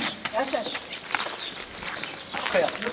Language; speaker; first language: French; native; French